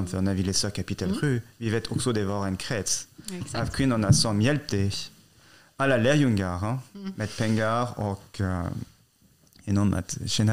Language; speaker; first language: Swedish; non-native, fluent; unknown